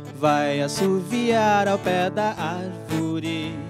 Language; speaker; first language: Portuguese; native; Portuguese